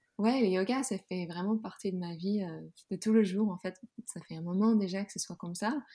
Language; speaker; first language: French; non-native, fluent; Dutch